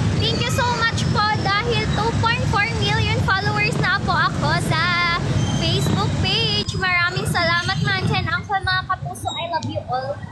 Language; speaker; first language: Filipino; non-native, local second language; Hiligaynon